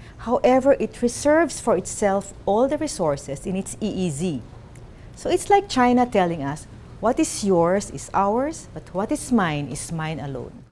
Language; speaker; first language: English; non-native, local second language; Filipino